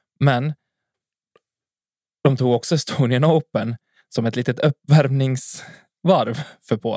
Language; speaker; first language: Swedish; native; Swedish